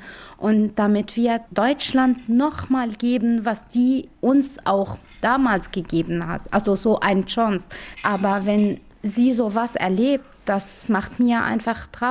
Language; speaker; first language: German; non-native, learner; Arabic